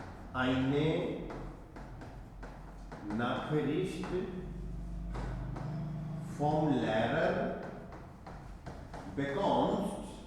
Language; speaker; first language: German; non-native, fluent; Hindi